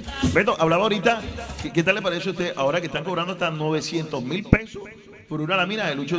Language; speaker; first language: Spanish; native; Spanish